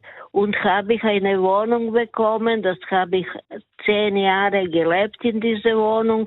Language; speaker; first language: German; non-native, fluent; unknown